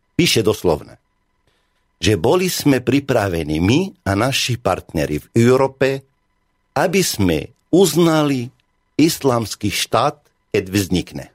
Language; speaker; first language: Slovak; non-native, fluent; Arabic